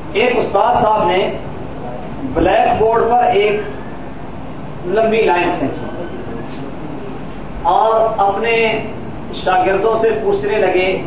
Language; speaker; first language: Urdu; non-native, local second language; Punjabi